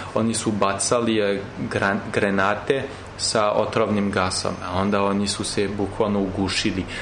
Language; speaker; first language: Serbian; non-native, fluent; French